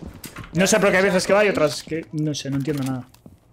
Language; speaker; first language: Spanish; native; Spanish